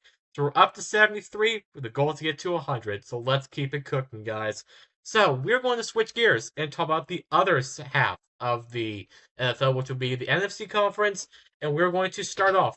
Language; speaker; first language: English; native; English